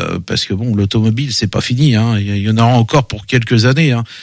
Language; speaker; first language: French; native; French